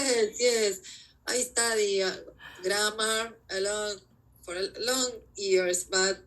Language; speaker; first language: English; non-native, learner; Spanish